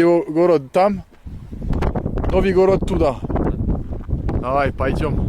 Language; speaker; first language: Russian; non-native, learner; French